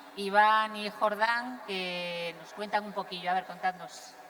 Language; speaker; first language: Spanish; non-native, local second language; Galician